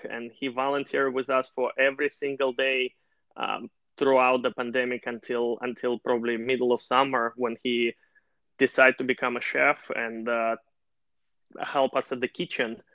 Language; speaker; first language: English; non-native, fluent; Russian